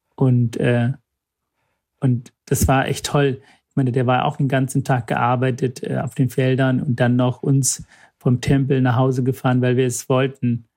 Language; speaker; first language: German; early bilingual, other home language; Tamil